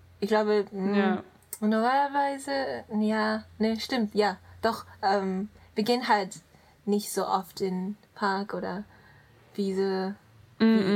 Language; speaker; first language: German; non-native, learner; Japanese